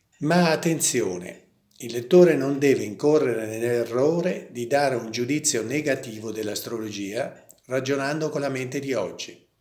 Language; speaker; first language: Italian; native; Italian